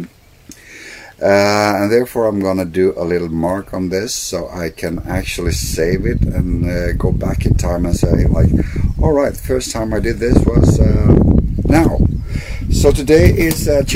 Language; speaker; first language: English; non-native, fluent; Swedish